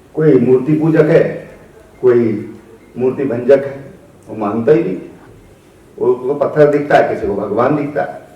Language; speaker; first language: Hindi; native; Hindi